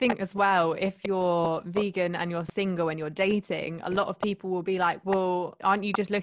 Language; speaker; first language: English; native; English